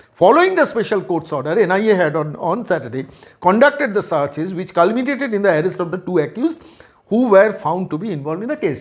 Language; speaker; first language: English; non-native, local second language; Bangla